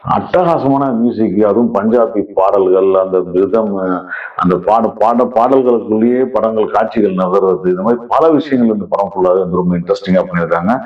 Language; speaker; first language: Tamil; native; Tamil